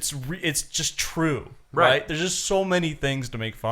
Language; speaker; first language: English; native; English